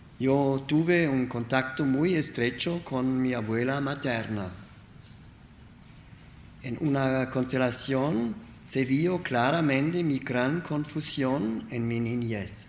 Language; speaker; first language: Spanish; non-native, learner; German